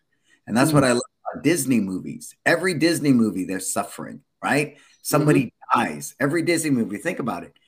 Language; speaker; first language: English; native; English